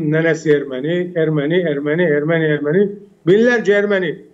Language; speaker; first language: Turkish; early bilingual, heritage; Turkish